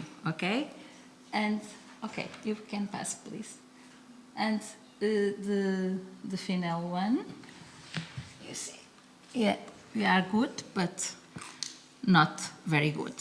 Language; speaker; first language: English; non-native, learner; Portuguese